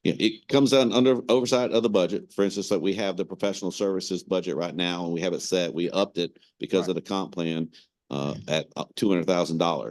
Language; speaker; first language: English; native; English